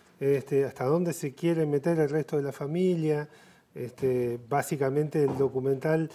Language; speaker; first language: Spanish; native; Spanish